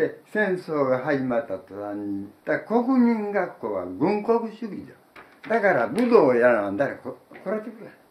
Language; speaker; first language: Japanese; native; Japanese